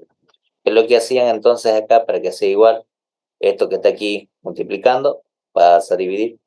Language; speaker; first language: Spanish; native; Spanish